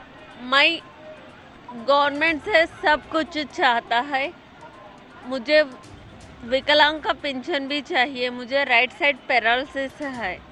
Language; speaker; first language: Hindi; non-native, local second language; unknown